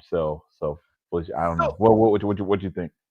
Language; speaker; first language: English; native; English